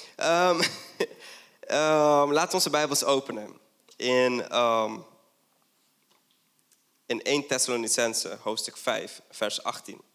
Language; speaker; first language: Dutch; non-native, fluent; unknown